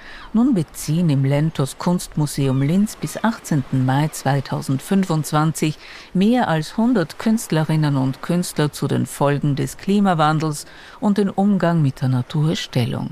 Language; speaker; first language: German; native; German